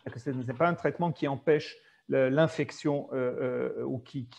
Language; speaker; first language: French; native; French